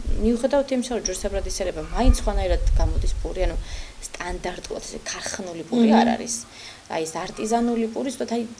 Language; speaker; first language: Georgian; native; Georgian